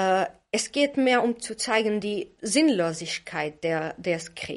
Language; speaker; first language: German; non-native, fluent; Arabic